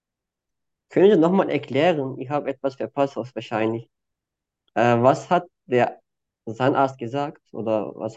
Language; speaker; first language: German; non-native, fluent; Turkish